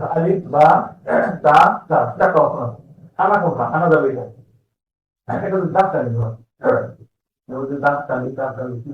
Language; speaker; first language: Arabic; non-native, learner; Bangla